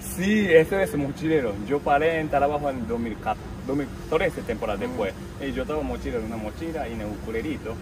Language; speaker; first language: Spanish; non-native, learner; Japanese